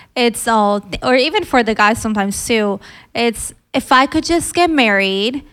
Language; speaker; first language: English; early bilingual, other home language; Filipino